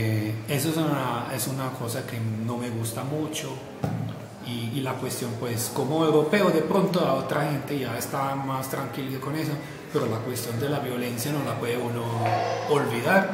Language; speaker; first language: Spanish; non-native, fluent; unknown